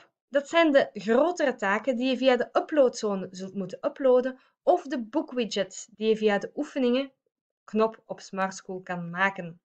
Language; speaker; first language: Dutch; native; Dutch